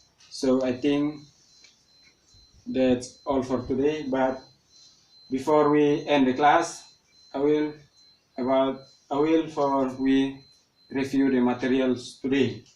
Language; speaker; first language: English; non-native, learner; Indonesian